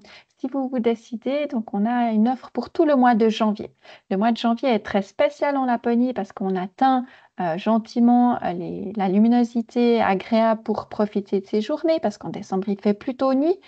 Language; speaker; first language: French; native; French